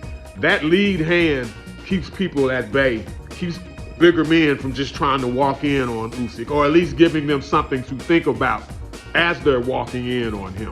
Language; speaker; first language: English; native; English